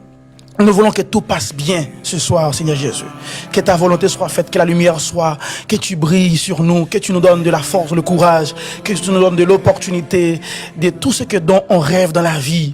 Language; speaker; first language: French; non-native, local second language; Haitian Creole